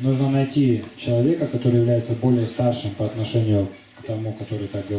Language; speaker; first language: Russian; native; Russian